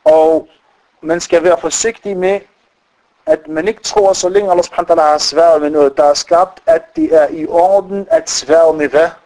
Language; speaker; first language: Danish; non-native, fluent; Arabic